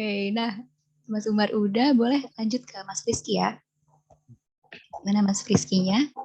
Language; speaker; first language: Indonesian; native; Indonesian